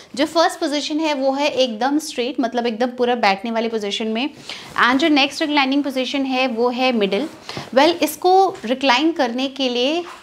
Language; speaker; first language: Hindi; native; Hindi